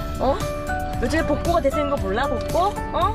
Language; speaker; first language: Korean; native; Korean